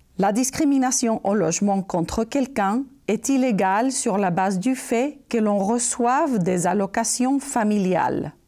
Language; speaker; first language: French; non-native, fluent; Spanish